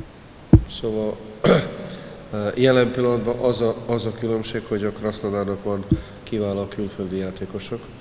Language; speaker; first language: Hungarian; non-native, fluent; Serbian